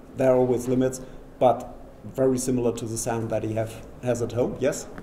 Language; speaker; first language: English; non-native, fluent; German